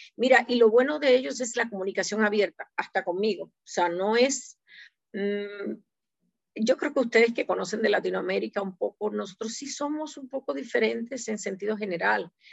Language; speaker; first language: Spanish; native; Spanish